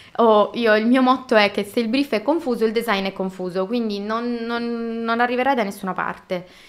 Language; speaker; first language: Italian; native; Italian